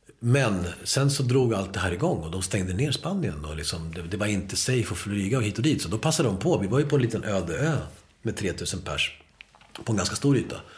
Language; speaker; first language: Swedish; early bilingual, other home language; Spanish